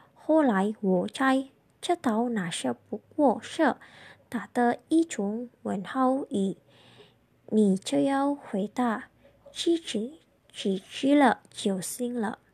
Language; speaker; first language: Chinese; non-native, learner; Indonesian